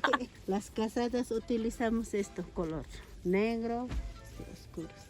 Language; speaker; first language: Spanish; non-native, local second language; Aymara